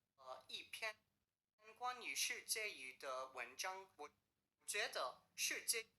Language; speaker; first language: Chinese; non-native, learner; English